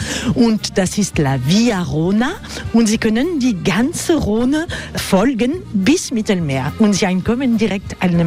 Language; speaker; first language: German; non-native, learner; French